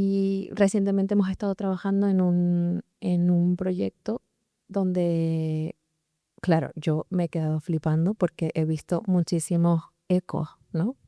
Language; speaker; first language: Spanish; native; Spanish